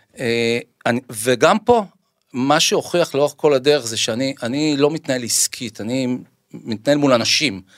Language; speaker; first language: Hebrew; native; Hebrew